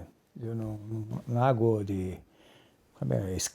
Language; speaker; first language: Spanish; non-native, learner; Portuguese